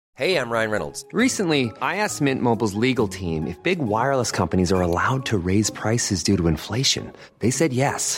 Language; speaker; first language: English; native; English